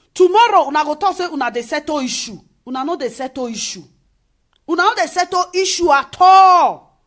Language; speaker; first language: Nigerian Pidgin; non-native, local second language; Esan